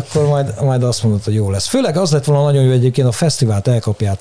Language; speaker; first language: Hungarian; native; Hungarian